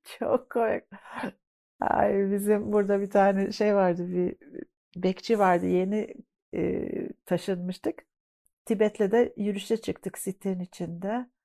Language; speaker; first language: Turkish; early bilingual, heritage; Turkish